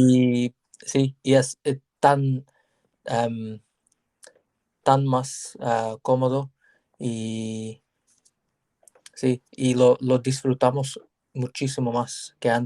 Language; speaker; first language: Spanish; non-native, learner; English